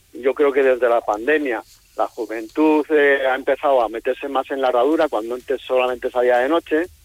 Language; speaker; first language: Spanish; native; Spanish